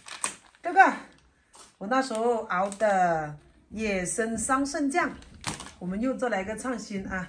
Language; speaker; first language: Chinese; native; Chinese